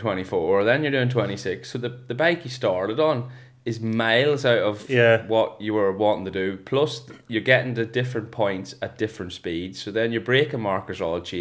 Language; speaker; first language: English; native; English